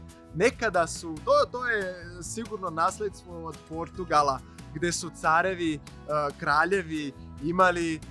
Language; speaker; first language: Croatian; non-native, fluent; Portuguese